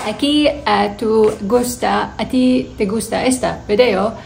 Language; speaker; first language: Spanish; non-native, learner; English